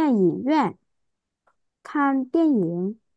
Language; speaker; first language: Chinese; non-native, learner; Vietnamese